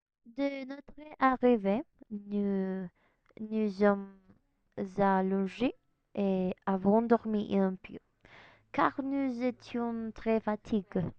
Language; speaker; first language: French; non-native, learner; Spanish